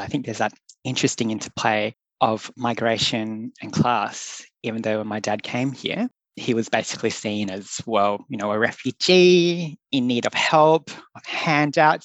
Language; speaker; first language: English; native; English